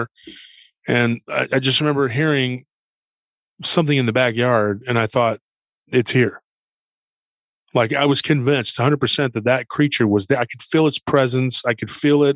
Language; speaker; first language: English; native; English